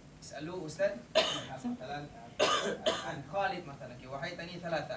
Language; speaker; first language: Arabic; non-native, fluent; Malay